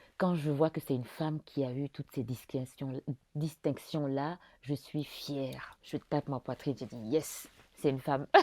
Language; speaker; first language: French; non-native, local second language; Bambara